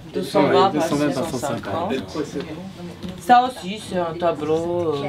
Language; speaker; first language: French; non-native, fluent; Serbian